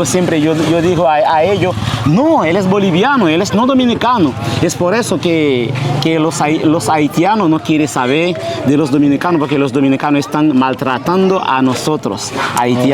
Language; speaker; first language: Spanish; early bilingual, heritage; Haitian Creole